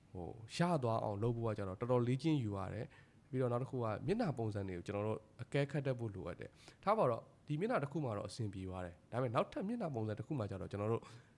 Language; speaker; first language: Burmese; native; Burmese